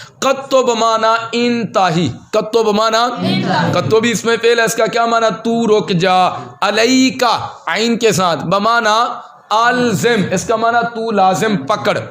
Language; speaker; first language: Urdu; non-native, local second language; Punjabi